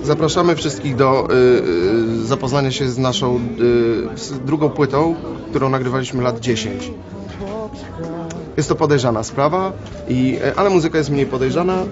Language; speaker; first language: Polish; native; Polish